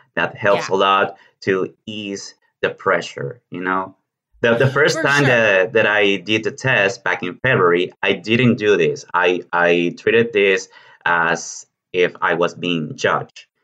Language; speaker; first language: English; non-native, fluent; Spanish